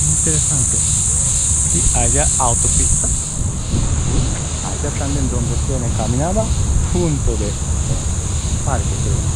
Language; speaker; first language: Spanish; non-native, learner; Japanese